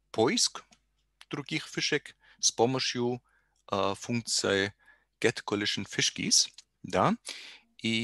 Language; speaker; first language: Russian; non-native, learner; German